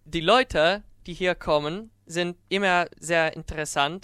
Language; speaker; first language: German; non-native, fluent; Polish